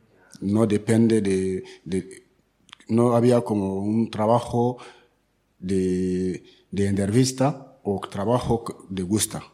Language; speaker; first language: Spanish; non-native, learner; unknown